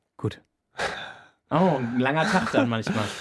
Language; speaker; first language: German; native; German